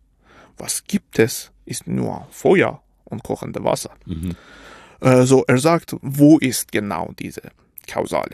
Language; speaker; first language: German; non-native, fluent; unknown